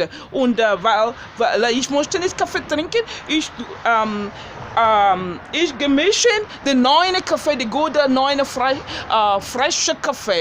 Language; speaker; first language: German; non-native, learner; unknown